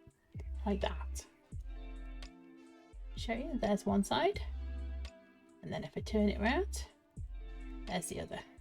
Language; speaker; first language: English; native; English